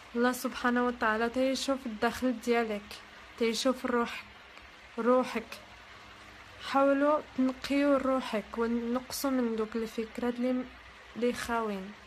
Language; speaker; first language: Arabic; non-native, fluent; English